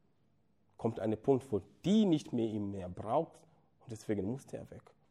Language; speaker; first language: German; non-native, fluent; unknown